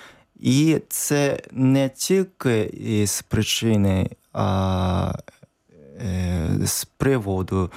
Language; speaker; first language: Ukrainian; non-native, learner; Japanese